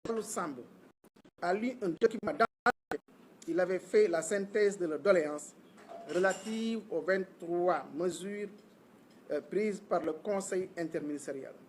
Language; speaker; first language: French; non-native, local second language; Wolof